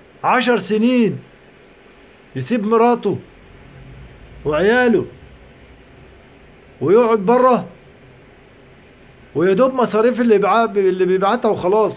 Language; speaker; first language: Arabic; native; Arabic